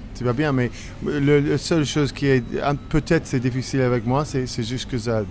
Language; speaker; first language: French; non-native, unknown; English